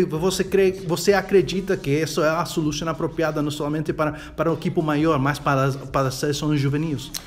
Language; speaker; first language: Portuguese; non-native, fluent; Spanish